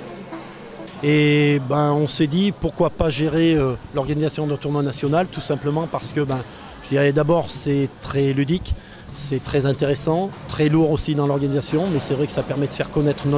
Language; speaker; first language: French; native; French